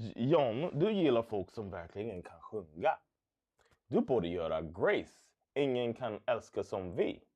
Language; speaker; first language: Swedish; non-native, learner; English